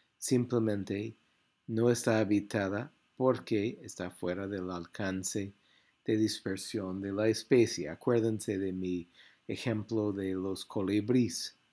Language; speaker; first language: Spanish; non-native, fluent; English